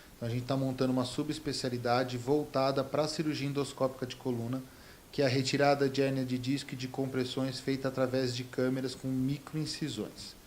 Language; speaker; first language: Portuguese; native; Portuguese